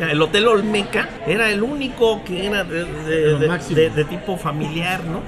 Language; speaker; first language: Spanish; native; Spanish